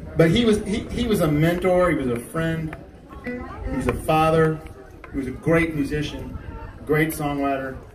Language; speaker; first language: English; native; English